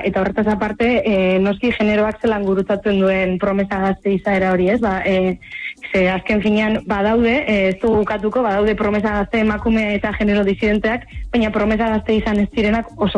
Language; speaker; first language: Basque; native; Basque